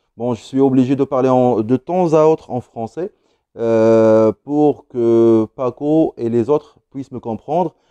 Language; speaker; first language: French; non-native, local second language; Arabic